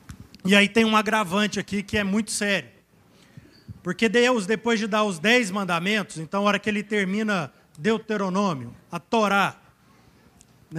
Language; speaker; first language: Portuguese; native; Portuguese